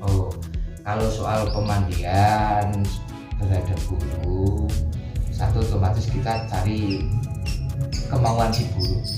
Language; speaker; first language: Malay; non-native, local second language; Javanese